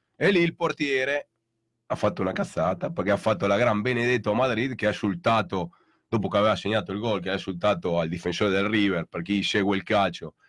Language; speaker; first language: Italian; native; Italian